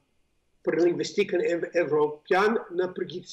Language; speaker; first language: Albanian; non-native, fluent; English